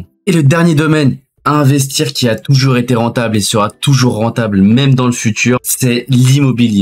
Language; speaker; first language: French; native; French